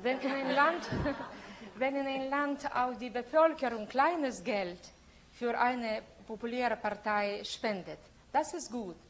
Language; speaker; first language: German; non-native, fluent; Lithuanian